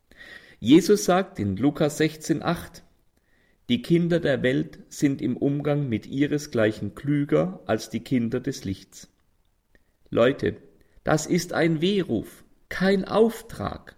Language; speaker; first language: German; native; German